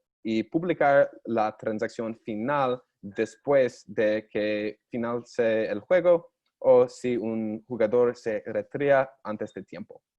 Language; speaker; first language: Spanish; non-native, learner; English